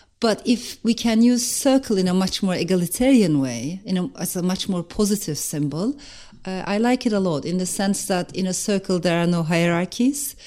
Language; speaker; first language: English; non-native, fluent; Turkish